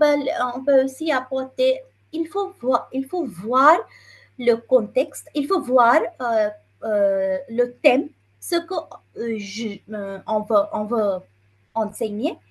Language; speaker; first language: French; non-native, fluent; Bangla